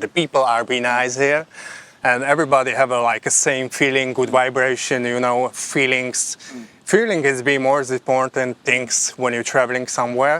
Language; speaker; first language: English; non-native, fluent; Slovak